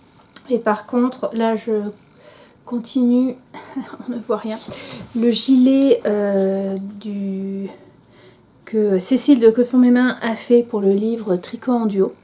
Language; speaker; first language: French; native; French